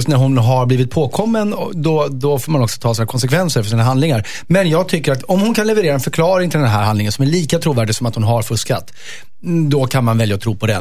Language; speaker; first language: Swedish; native; Swedish